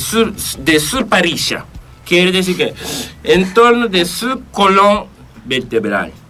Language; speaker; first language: Spanish; non-native, fluent; Japanese